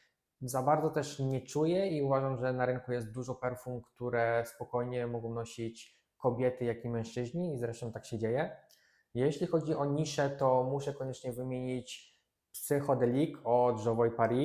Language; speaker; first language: Polish; native; Polish